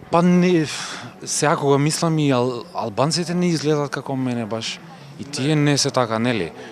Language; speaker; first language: Macedonian; non-native, local second language; Turkish